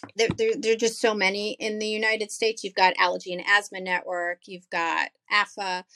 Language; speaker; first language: English; native; English